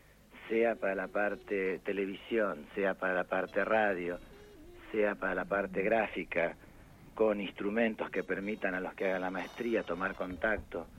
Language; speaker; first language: Spanish; native; Spanish